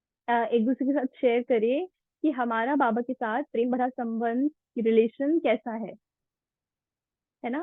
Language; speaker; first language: Hindi; native; Hindi